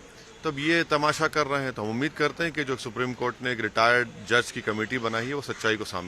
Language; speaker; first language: Hindi; native; Hindi